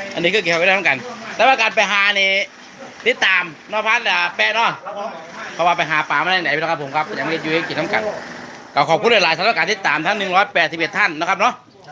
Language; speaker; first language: Thai; native; Thai